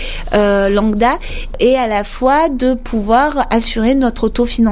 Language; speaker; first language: French; native; French